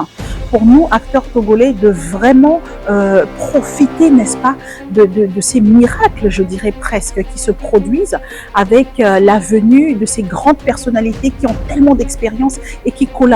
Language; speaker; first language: French; non-native, local second language; Ewe